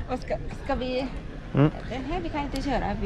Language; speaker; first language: Swedish; non-native, learner; Thai